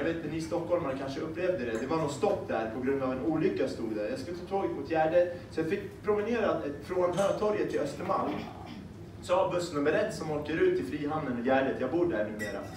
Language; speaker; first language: Swedish; early bilingual, other home language; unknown